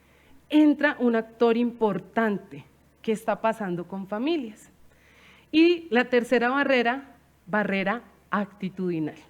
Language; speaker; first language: Spanish; native; Spanish